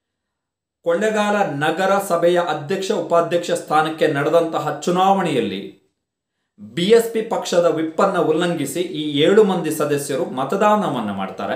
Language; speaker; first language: Kannada; native; Kannada